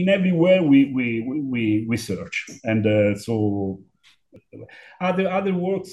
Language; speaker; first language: English; non-native, learner; Italian